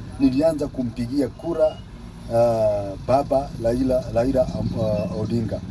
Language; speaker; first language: Swahili; non-native, local second language; Luyia